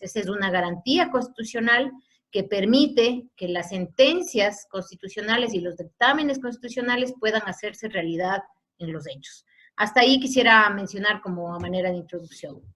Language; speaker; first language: Spanish; native; Spanish